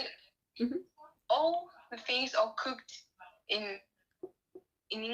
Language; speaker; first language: English; non-native, learner; French